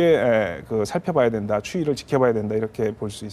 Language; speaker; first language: Korean; native; Korean